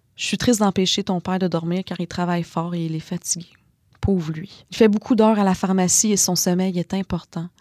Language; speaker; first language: French; native; French